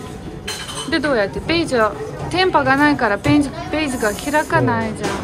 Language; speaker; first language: Japanese; non-native, fluent; Romanian